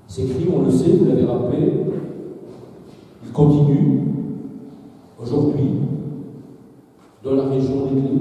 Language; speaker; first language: French; native; French